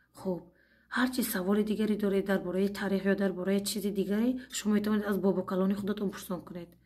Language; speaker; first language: Tajik; non-native, fluent; Uzbek